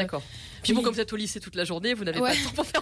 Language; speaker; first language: French; native; French